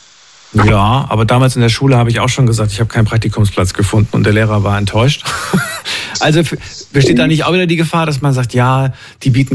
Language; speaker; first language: German; native; German